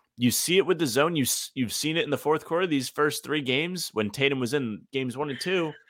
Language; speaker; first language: English; native; English